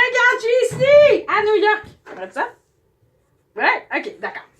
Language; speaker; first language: French; native; French